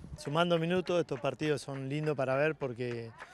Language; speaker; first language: Spanish; native; Spanish